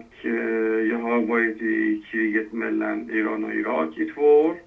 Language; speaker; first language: Swedish; non-native, fluent; Persian